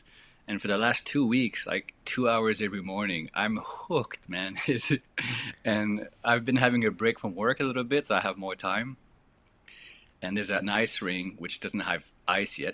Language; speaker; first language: English; native; English